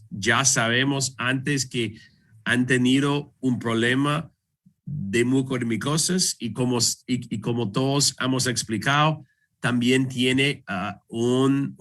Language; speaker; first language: Spanish; non-native, fluent; English